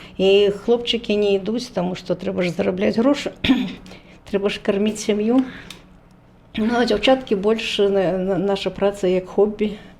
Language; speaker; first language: Belarusian; native; Belarusian